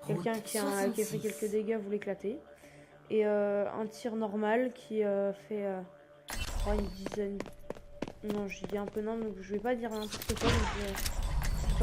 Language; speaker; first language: French; native; French